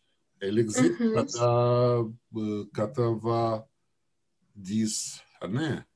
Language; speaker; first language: French; non-native, learner; Russian